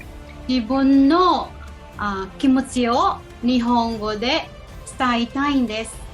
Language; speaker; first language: Japanese; non-native, local second language; Filipino